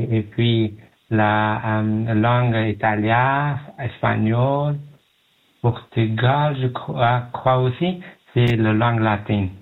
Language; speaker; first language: French; non-native, learner; Pashto